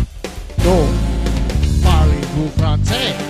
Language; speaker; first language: French; non-native, learner; English